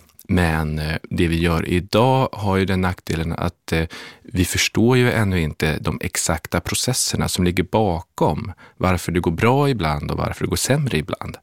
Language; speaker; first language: Swedish; native; Swedish